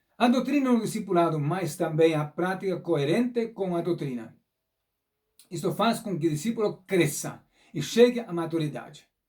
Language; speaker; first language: Portuguese; non-native, fluent; German